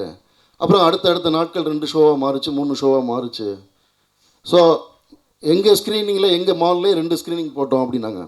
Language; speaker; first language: Tamil; native; Tamil